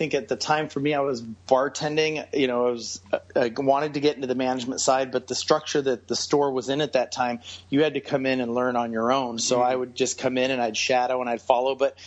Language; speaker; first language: English; native; English